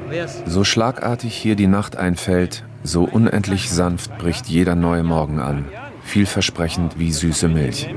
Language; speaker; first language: German; native; German